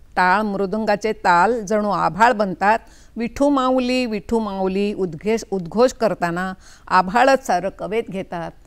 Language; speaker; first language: Marathi; non-native, local second language; Kannada